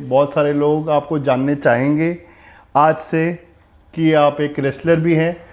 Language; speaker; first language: Hindi; native; Hindi